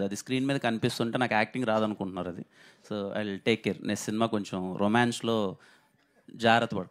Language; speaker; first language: Telugu; native; Telugu